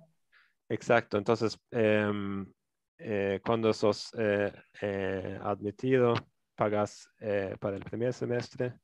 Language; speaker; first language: Spanish; non-native, fluent; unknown